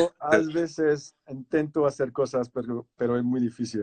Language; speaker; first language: Spanish; non-native, learner; French